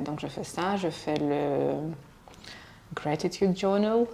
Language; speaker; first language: French; non-native, fluent; Russian